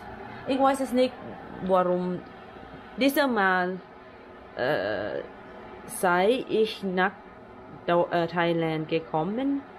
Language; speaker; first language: German; non-native, learner; Thai